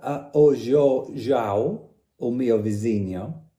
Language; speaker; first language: Portuguese; non-native, learner; English